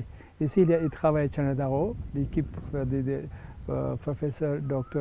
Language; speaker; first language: French; non-native, fluent; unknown